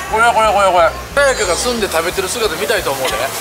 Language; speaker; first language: Japanese; native; Japanese